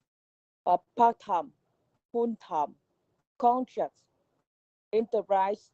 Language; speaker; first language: English; non-native, learner; Vietnamese